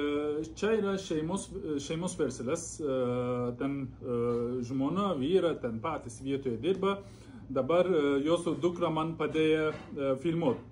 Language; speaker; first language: Lithuanian; non-native, learner; Turkish